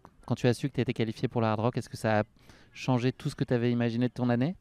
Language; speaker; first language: French; native; French